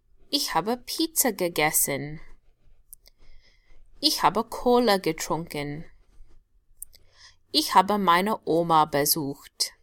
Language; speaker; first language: German; non-native, fluent; English